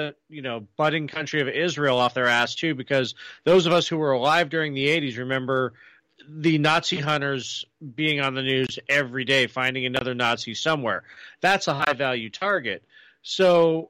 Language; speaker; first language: English; native; English